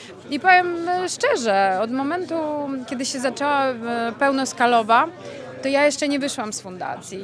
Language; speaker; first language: Polish; non-native, fluent; Ukrainian